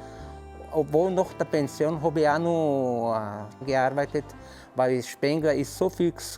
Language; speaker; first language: German; early bilingual, heritage; German